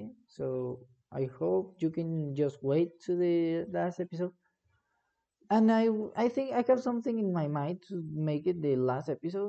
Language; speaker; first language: English; non-native, learner; Spanish